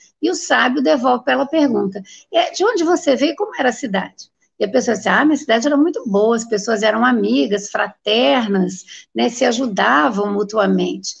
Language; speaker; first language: Portuguese; native; Portuguese